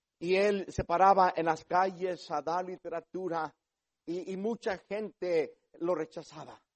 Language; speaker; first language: Spanish; early bilingual, heritage; Spanish